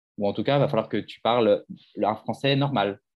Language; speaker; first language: French; native; French